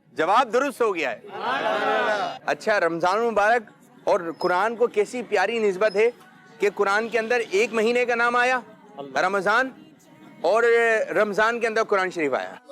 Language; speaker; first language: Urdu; native; Urdu